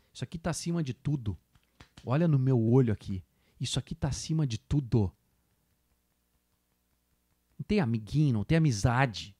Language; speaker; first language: Portuguese; native; Portuguese